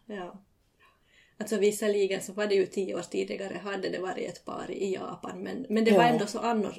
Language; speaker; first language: Swedish; native; Swedish